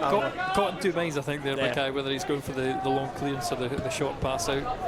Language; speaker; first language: English; native; English